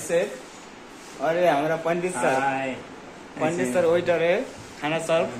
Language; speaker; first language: Hindi; non-native, local second language; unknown